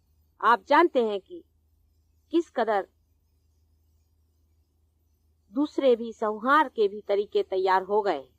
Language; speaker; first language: Hindi; non-native, local second language; Marathi